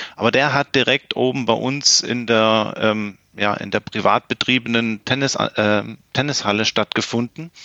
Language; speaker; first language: German; native; German